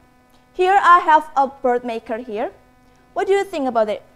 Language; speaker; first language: English; non-native, learner; Indonesian